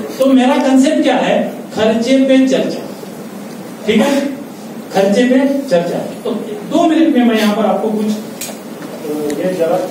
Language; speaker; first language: Hindi; non-native, local second language; Marathi